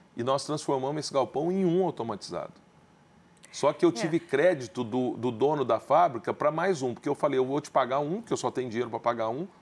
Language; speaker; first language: Portuguese; native; Portuguese